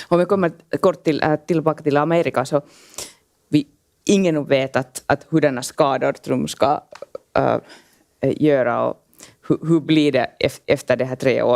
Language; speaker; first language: Swedish; non-native, local second language; Finnish